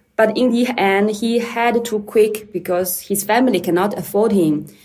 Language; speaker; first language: English; non-native, fluent; Chinese